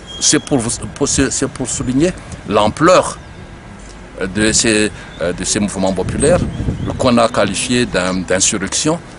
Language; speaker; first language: French; non-native, local second language; Malagasy